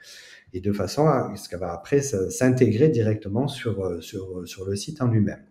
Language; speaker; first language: French; native; French